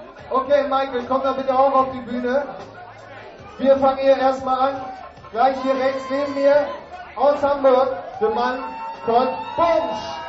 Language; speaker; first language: German; native; German